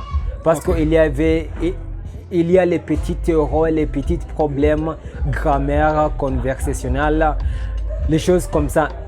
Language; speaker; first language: French; non-native, learner; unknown